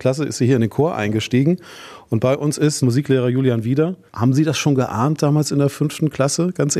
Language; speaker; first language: German; native; German